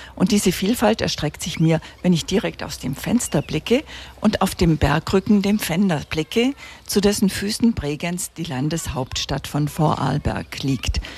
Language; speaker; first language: German; native; German